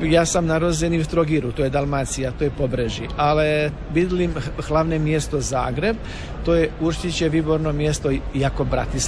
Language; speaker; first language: Slovak; non-native, learner; Croatian